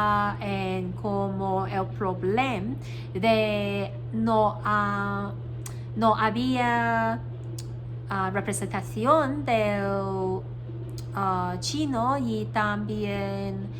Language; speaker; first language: Spanish; non-native, learner; Cantonese